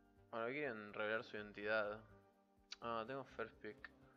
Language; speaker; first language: Spanish; native; Spanish